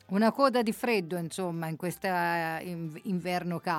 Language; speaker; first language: Italian; native; Italian